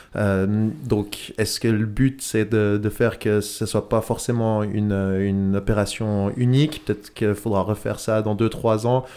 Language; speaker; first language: French; native; French